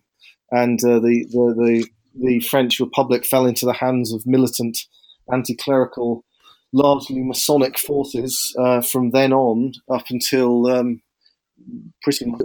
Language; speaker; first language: English; native; English